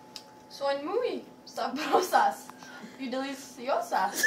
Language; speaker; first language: Spanish; non-native, learner; English